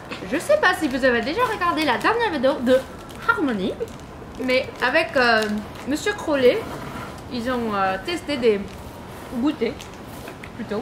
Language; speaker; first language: French; non-native, fluent; English